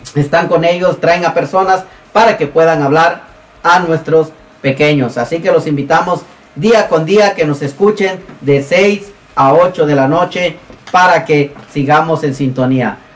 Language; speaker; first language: Spanish; native; Spanish